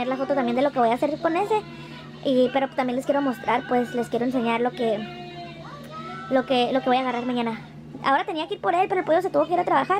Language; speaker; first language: Spanish; native; Spanish